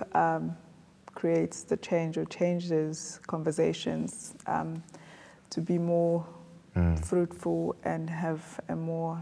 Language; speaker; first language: English; non-native, local second language; Zulu